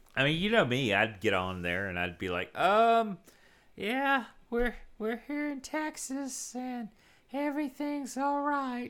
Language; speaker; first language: English; native; English